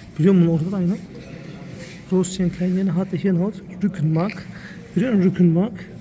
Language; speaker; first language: Turkish; early bilingual, heritage; Turkish